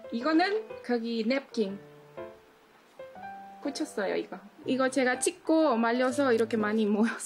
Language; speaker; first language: Korean; non-native, learner; Spanish